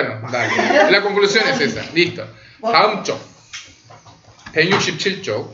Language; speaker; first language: Spanish; early bilingual, other home language; Korean